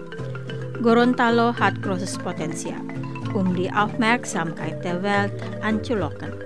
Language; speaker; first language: German; non-native, fluent; Indonesian